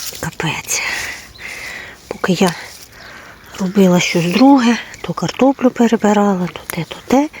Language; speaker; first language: Ukrainian; native; Ukrainian